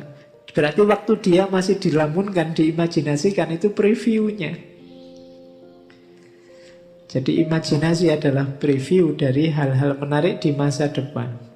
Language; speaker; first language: Indonesian; native; Indonesian